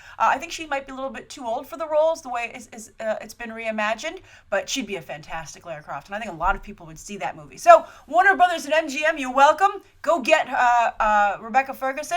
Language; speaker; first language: English; native; English